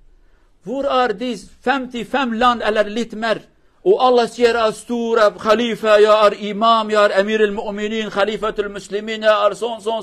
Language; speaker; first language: Norwegian; non-native, fluent; Kurdish